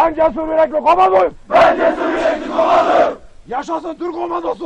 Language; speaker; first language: Turkish; native; Turkish